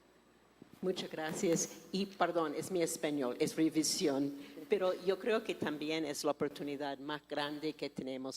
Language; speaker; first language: Spanish; non-native, fluent; English